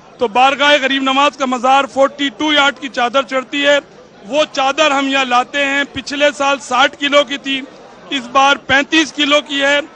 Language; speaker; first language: Urdu; native; Urdu